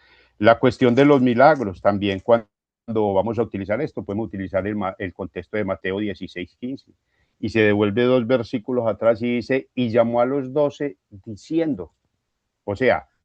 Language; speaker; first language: Spanish; native; Spanish